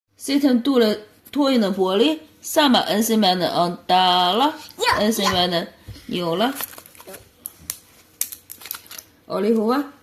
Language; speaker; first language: Finnish; non-native, learner; Chinese